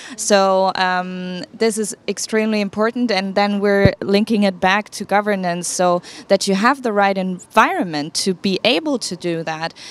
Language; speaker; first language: English; non-native, fluent; German